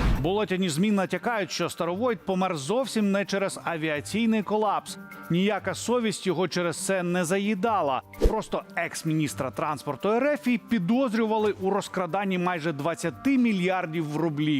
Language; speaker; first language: Ukrainian; native; Ukrainian